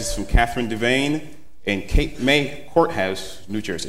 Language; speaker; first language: English; native; English